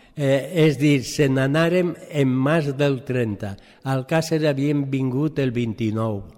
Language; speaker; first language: Catalan; early bilingual, other home language; French